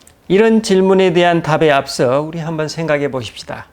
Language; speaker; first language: Korean; native; Korean